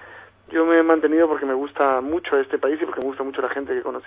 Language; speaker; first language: Spanish; native; Spanish